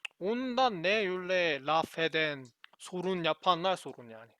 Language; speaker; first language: Turkish; non-native, learner; Korean